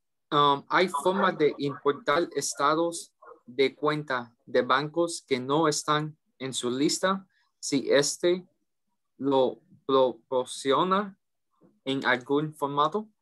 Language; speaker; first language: Spanish; early bilingual, heritage; English